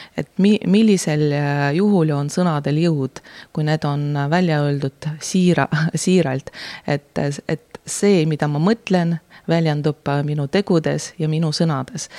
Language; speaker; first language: Estonian; non-native, local second language; Russian